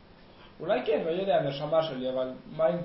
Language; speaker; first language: Hebrew; non-native, learner; Spanish